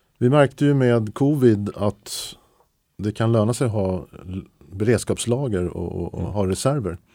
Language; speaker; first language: Swedish; native; Swedish